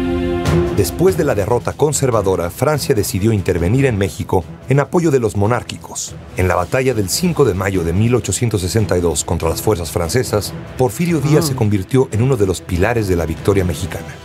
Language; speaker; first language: Spanish; native; Spanish